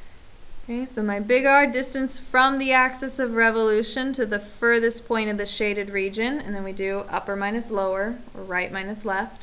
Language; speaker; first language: English; native; English